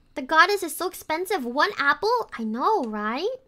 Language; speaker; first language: English; non-native, local second language; Filipino